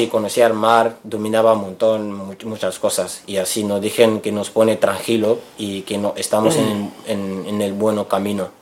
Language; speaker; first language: Spanish; non-native, learner; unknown